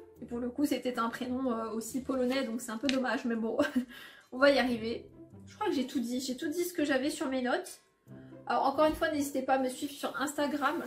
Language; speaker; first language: French; early bilingual, other home language; Polish